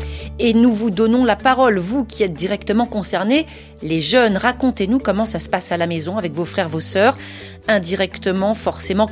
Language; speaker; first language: French; native; French